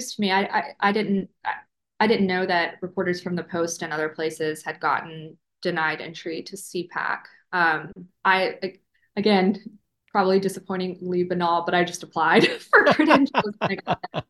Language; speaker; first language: English; native; English